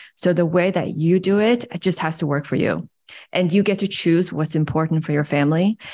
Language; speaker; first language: English; early bilingual, other home language; Chinese